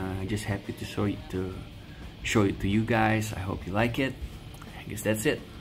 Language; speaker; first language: English; non-native, fluent; Indonesian